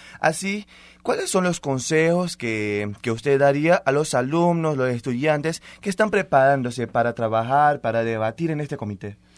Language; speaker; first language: Spanish; non-native, fluent; Portuguese